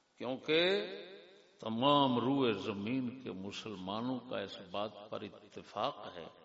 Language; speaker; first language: Urdu; non-native, local second language; Punjabi